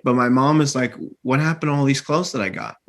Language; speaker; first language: English; native; English